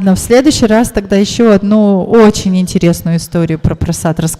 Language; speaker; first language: Russian; native; Russian